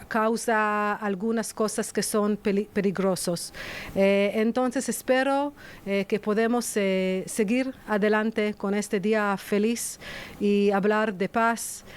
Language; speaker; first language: Spanish; non-native, fluent; Hebrew